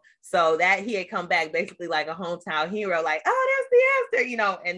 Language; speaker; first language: English; native; English